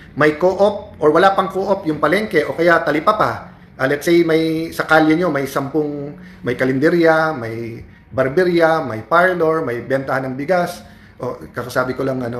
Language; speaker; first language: Filipino; native; Filipino